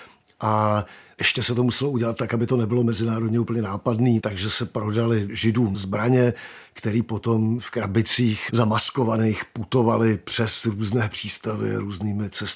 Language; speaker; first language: Czech; native; Czech